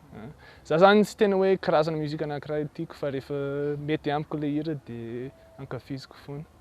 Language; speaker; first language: Malagasy; non-native, fluent; English